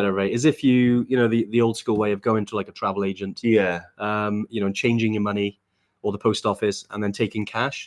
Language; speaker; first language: English; native; English